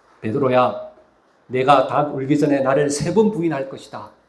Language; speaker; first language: Korean; native; Korean